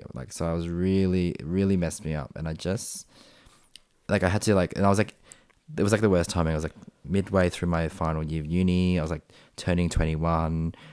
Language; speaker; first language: English; non-native, local second language; Vietnamese